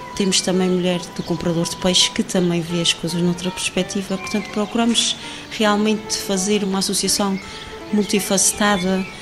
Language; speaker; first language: Portuguese; native; Portuguese